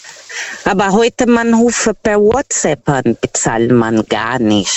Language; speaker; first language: German; non-native, fluent; Portuguese